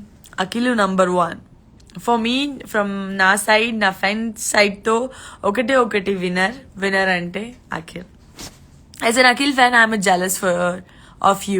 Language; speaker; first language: Telugu; non-native, learner; Gujarati